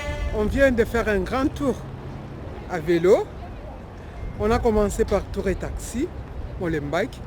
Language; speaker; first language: French; non-native, local second language; Swahili